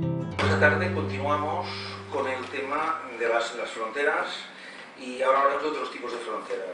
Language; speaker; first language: Spanish; non-native, local second language; Catalan